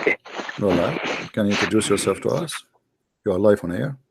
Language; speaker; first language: English; non-native, fluent; Arabic